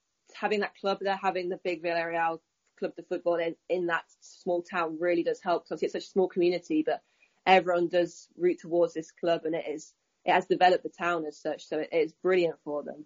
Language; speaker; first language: English; native; English